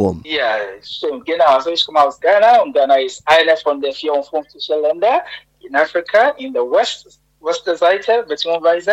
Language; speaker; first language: German; non-native, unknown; Akan